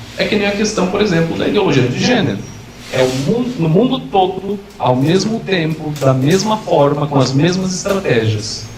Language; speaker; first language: Portuguese; native; Portuguese